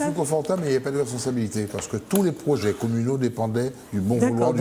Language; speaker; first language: French; native; French